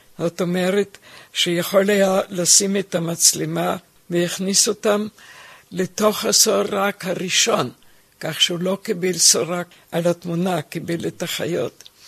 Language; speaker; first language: Hebrew; non-native, fluent; German